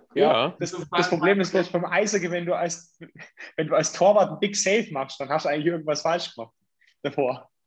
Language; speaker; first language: German; native; German